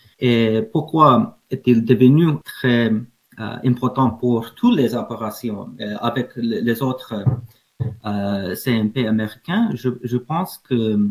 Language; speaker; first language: French; non-native, learner; English